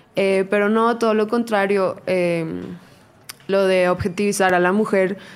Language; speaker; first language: Spanish; native; Spanish